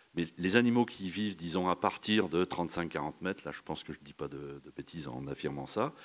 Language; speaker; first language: French; native; French